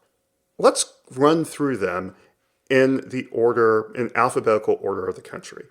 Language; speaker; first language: English; native; English